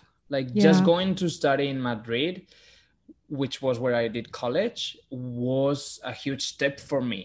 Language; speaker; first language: English; non-native, fluent; Spanish